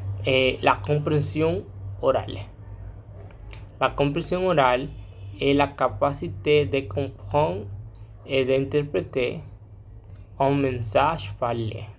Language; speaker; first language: French; non-native, learner; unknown